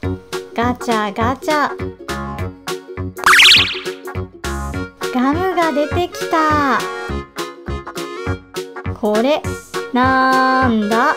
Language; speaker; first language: Japanese; native; Japanese